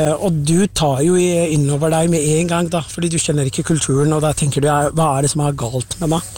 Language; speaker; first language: Norwegian; non-native, fluent; Somali